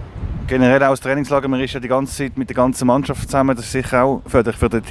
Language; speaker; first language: German; native; German